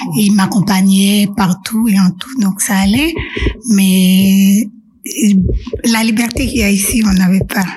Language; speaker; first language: French; non-native, local second language; Haitian Creole